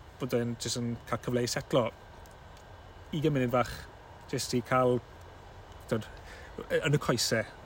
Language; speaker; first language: Welsh; native; Welsh